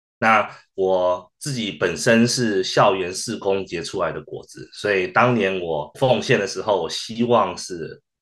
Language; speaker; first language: Chinese; early bilingual, heritage; Chinese